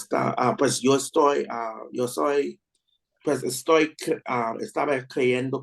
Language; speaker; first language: Spanish; non-native, learner; English